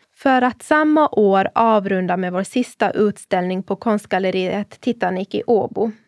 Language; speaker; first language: Swedish; native; Swedish